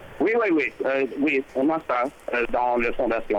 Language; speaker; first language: French; non-native, learner; English